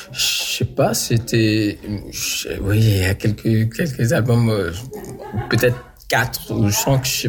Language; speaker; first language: French; non-native, learner; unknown